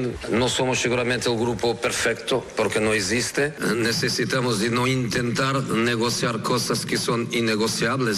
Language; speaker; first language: Spanish; non-native, fluent; Portuguese